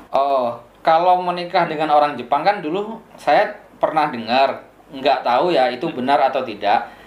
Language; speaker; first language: Indonesian; native; Indonesian